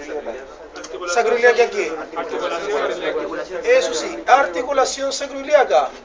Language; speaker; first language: Spanish; native; Spanish